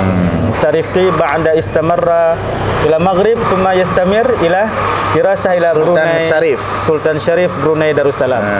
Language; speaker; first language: Arabic; non-native, learner; Indonesian